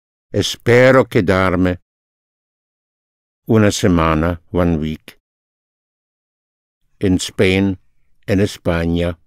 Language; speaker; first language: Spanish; non-native, fluent; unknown